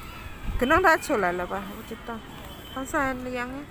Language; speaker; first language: Chinese; non-native, learner; Javanese